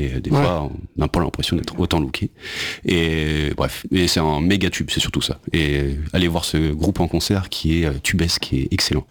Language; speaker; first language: French; native; French